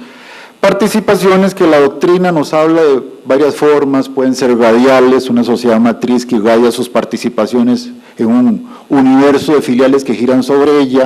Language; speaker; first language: Spanish; native; Spanish